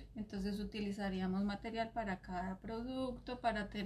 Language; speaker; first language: Spanish; native; Spanish